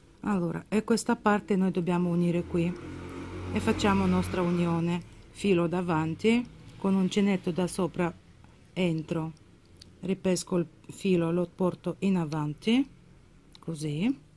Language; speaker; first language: Italian; non-native, fluent; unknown